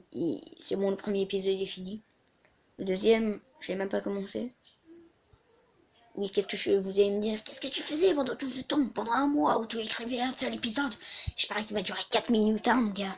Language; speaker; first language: French; native; French